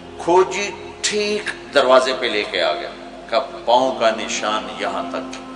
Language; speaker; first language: Urdu; non-native, local second language; Punjabi